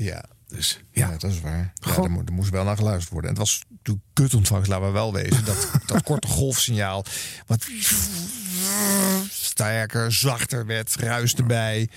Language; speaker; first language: Dutch; native; Dutch